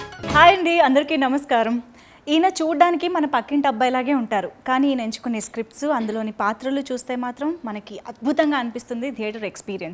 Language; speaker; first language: Telugu; native; Telugu